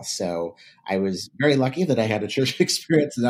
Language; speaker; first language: English; native; English